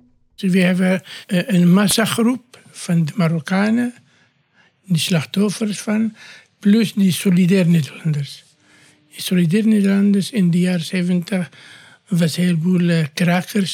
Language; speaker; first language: Dutch; non-native, learner; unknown